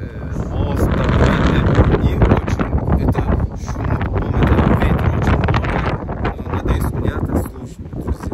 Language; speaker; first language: Russian; non-native, learner; Turkish